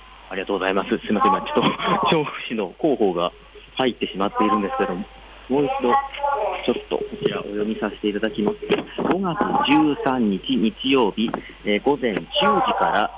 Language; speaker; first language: Japanese; native; Japanese